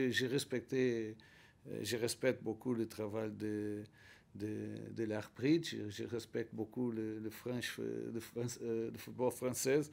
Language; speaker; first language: French; non-native, learner; Portuguese